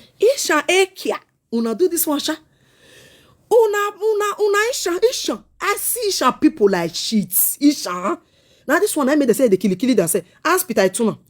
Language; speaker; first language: Nigerian Pidgin; non-native, local second language; Esan